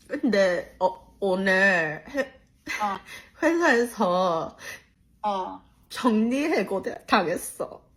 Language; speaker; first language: Korean; early bilingual, heritage; English